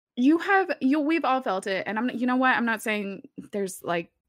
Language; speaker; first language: English; early bilingual, other home language; Spanish